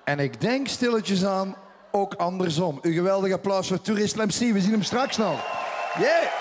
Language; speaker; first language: Dutch; native; Dutch